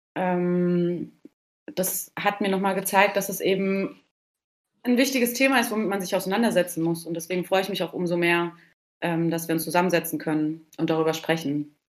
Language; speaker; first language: German; early bilingual, other home language; Turkish